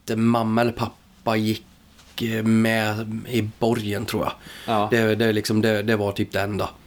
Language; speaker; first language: Swedish; native; Swedish